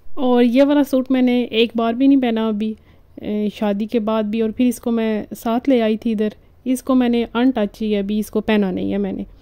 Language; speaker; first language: Urdu; native; Urdu